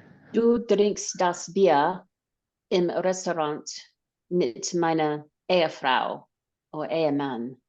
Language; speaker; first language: German; non-native, learner; English